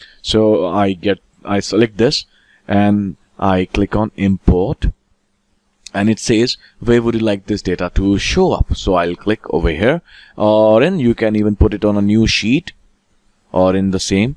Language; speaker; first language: English; non-native, local second language; Hindi